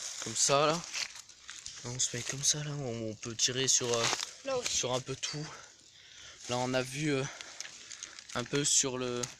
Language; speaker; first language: French; native; French